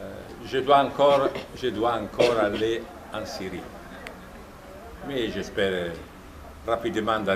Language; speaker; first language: French; non-native, fluent; Italian